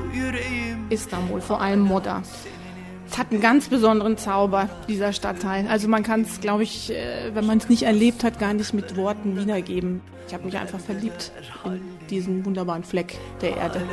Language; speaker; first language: German; early bilingual, other home language; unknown